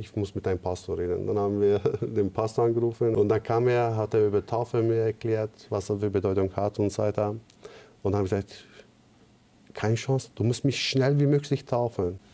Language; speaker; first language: German; non-native, fluent; Turkish